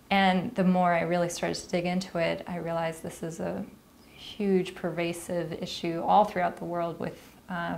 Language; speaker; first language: English; native; English